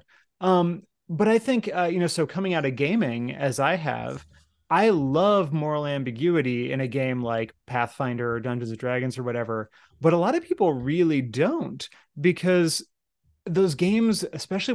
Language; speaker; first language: English; native; English